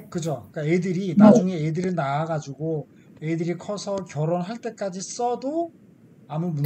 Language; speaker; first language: Korean; native; Korean